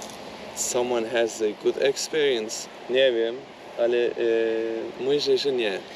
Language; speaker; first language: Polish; non-native, learner; Turkish